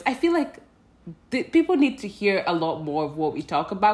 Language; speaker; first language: English; non-native, local second language; Swahili